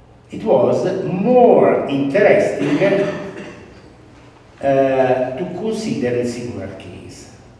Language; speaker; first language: English; non-native, fluent; Italian